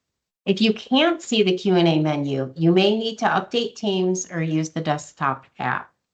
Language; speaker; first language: English; native; English